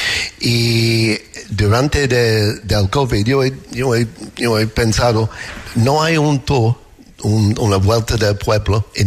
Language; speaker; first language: Spanish; non-native, learner; English